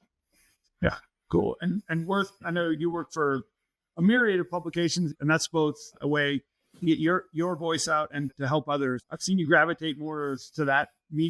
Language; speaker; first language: English; native; English